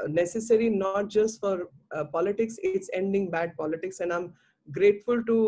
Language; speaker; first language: English; non-native, local second language; Hindi